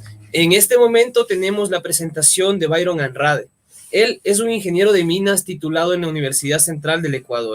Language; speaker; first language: Spanish; native; Spanish